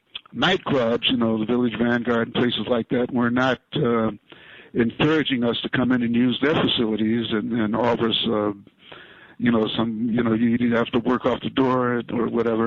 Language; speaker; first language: English; native; English